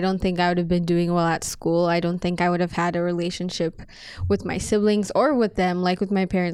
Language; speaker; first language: English; non-native, fluent; Amharic